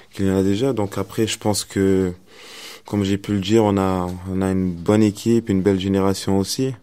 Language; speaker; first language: French; native; French